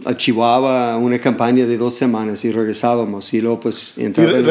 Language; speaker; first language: Spanish; non-native, fluent; English